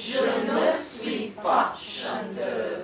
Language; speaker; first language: French; non-native, learner; Russian